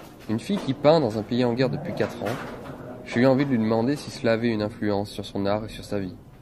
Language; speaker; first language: French; native; French